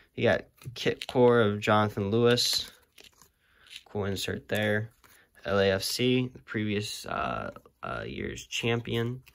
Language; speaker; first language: English; native; English